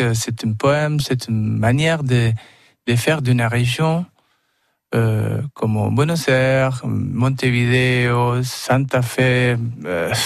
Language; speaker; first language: French; non-native, learner; Spanish